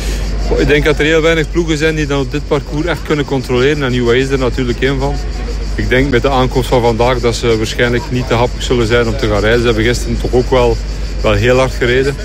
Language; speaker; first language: Dutch; native; Dutch